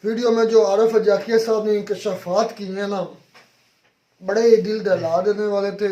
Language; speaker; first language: Urdu; non-native, local second language; Kashmiri